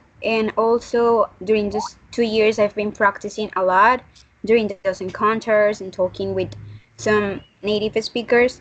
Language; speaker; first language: English; non-native, fluent; Spanish